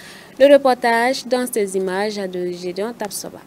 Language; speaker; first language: French; non-native, local second language; Mossi